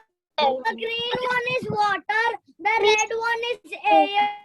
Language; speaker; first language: English; non-native, learner; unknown